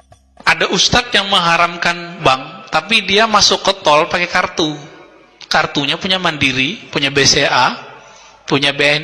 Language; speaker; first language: Indonesian; native; Indonesian